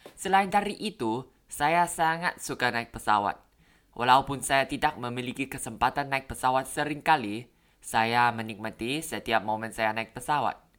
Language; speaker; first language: Indonesian; non-native, learner; Thai